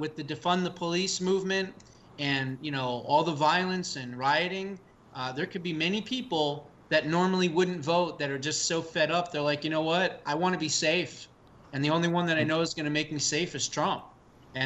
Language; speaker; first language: English; native; English